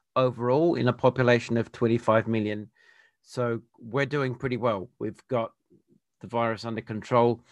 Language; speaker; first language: English; native; English